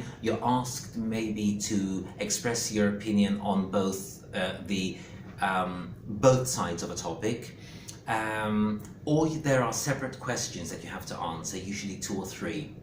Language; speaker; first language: English; non-native, fluent; Greek